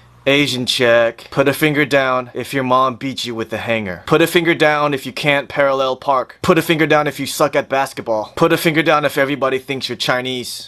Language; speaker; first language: English; early bilingual, other home language; Chinese